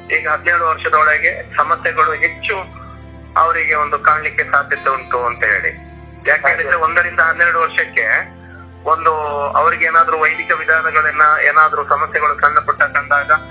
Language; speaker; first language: Kannada; non-native, local second language; Tulu